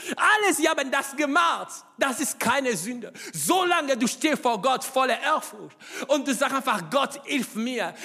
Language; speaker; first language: German; non-native, fluent; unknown